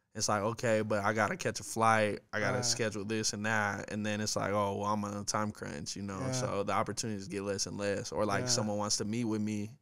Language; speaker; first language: English; native; English